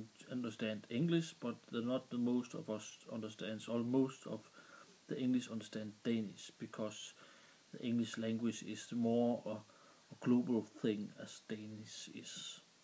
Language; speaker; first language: English; non-native, learner; Danish